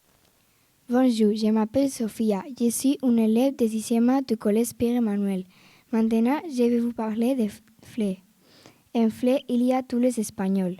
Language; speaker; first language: French; non-native, learner; Spanish